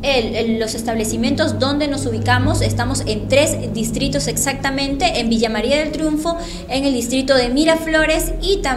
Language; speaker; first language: Spanish; native; Spanish